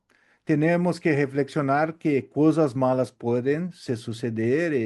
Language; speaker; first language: Spanish; non-native, learner; Portuguese